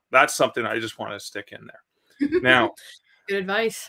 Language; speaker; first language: English; native; English